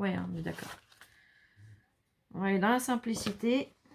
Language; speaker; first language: French; native; French